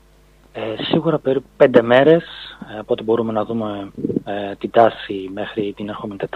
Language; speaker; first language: Greek; native; Greek